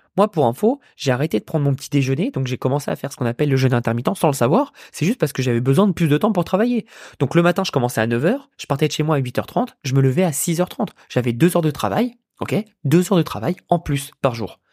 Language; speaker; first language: French; native; French